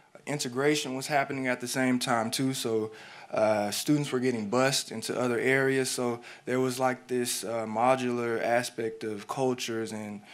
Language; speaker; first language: English; native; English